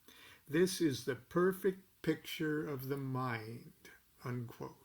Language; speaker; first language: English; native; English